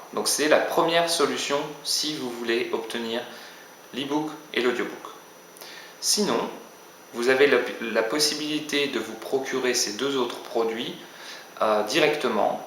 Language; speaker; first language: French; native; French